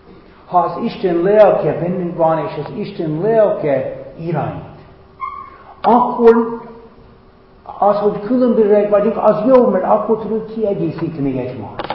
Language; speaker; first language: Hungarian; non-native, fluent; English